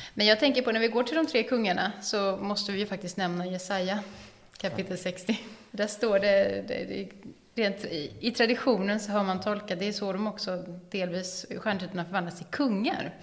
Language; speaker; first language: Swedish; native; Swedish